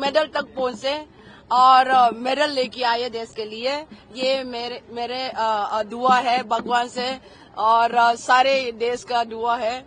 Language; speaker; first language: Hindi; non-native, local second language; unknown